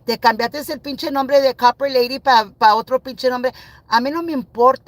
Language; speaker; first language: Spanish; early bilingual, heritage; Spanish